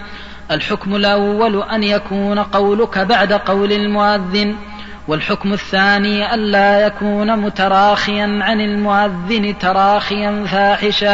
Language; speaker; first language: Arabic; native; Arabic